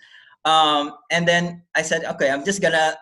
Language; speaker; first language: English; non-native, local second language; Filipino